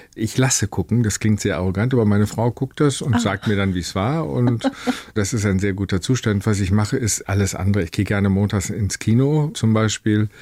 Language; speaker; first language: German; native; German